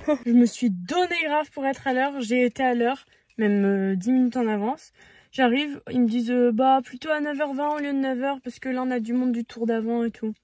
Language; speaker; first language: French; native; French